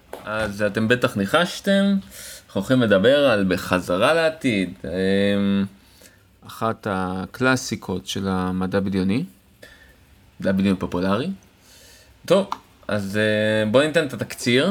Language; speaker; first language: Hebrew; native; Hebrew